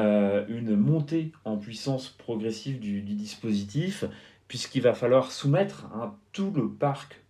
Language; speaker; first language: French; native; French